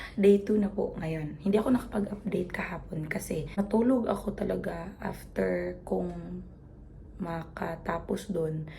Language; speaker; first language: Filipino; non-native, local second language; Cebuano